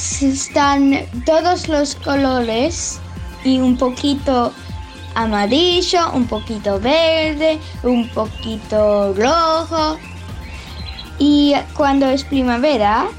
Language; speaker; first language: Spanish; early bilingual, heritage; Spanish